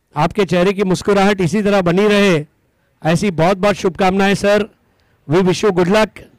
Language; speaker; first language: Hindi; non-native, local second language; Marathi